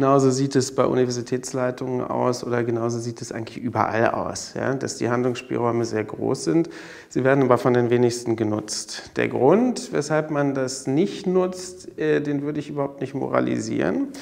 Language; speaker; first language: German; native; German